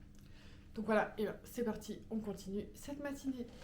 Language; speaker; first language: French; native; French